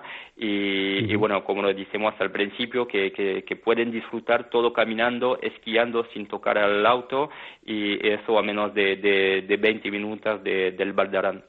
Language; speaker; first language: Spanish; non-native, fluent; French